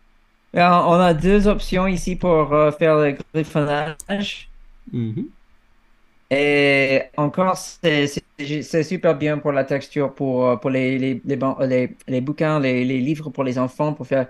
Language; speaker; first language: French; non-native, fluent; English